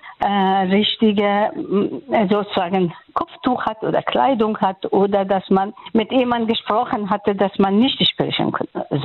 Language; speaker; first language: German; non-native, learner; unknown